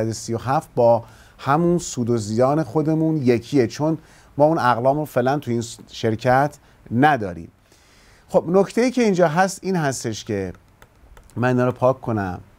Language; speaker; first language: Persian; native; Persian